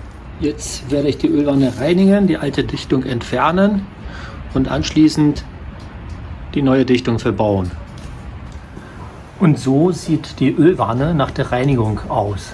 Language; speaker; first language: German; native; German